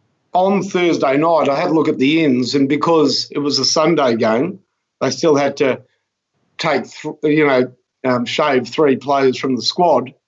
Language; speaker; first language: English; native; English